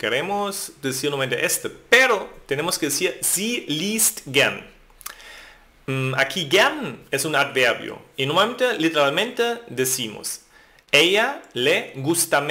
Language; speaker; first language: Spanish; non-native, fluent; German